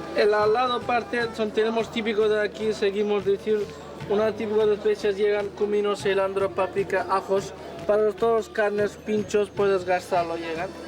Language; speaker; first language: Spanish; non-native, learner; Turkish